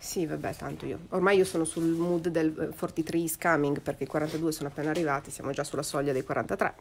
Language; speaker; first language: Italian; native; Italian